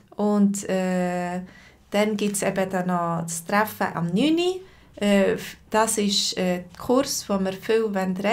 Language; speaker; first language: German; native; German